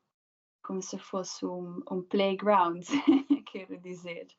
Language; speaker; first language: Portuguese; non-native, learner; Dutch